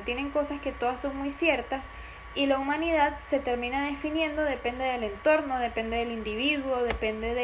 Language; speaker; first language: Spanish; native; Spanish